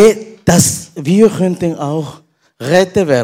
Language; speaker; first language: German; non-native, learner; Spanish